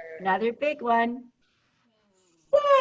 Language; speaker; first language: English; native; English